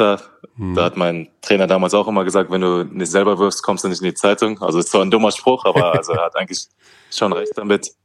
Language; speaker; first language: German; native; German